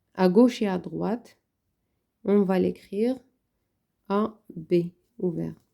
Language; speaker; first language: French; non-native, local second language; Arabic